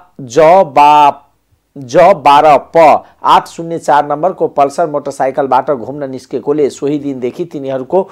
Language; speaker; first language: Nepali; non-native, local second language; Maithili